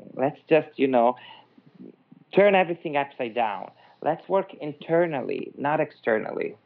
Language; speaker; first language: English; non-native, fluent; Italian